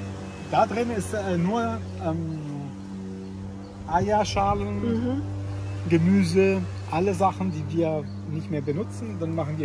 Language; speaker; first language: German; non-native, fluent; Italian